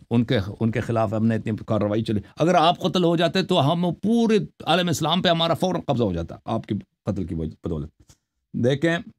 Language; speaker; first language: Urdu; non-native, local second language; Punjabi